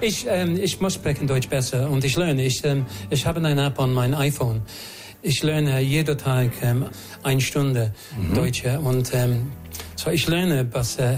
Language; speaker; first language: German; non-native, learner; English